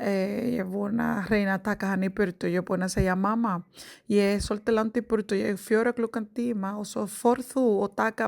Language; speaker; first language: Icelandic; non-native, learner; Spanish